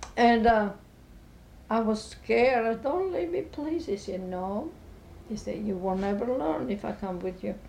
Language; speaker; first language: English; non-native, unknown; Italian